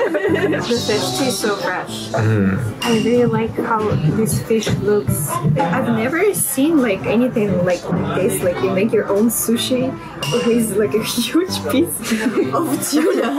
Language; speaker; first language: English; non-native, fluent; Russian